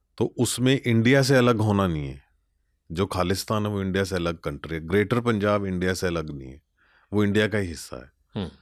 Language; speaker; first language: Hindi; non-native, local second language; Punjabi